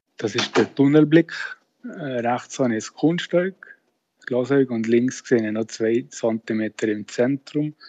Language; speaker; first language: German; native; German